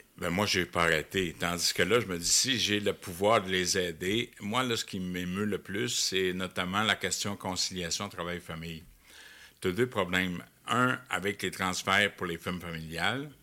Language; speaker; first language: French; native; French